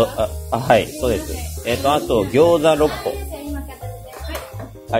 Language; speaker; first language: Japanese; native; Japanese